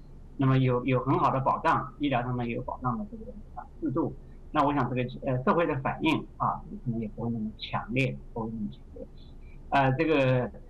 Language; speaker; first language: Chinese; native; Chinese